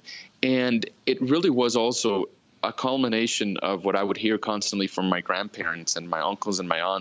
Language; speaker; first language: English; early bilingual, other home language; Spanish